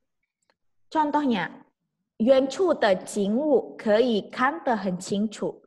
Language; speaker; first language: Chinese; non-native, fluent; Indonesian